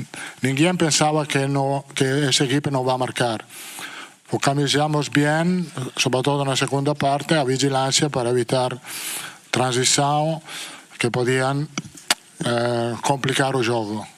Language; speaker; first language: Portuguese; non-native, learner; Italian